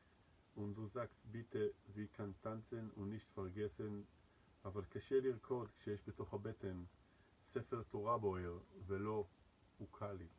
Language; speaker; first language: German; non-native, learner; Hebrew